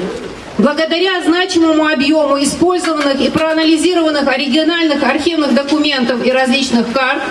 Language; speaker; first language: Russian; non-native, local second language; Ingush